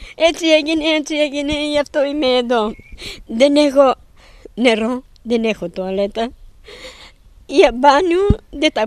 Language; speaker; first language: Greek; non-native, fluent; Bulgarian